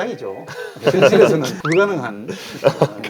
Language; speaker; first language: Korean; native; Korean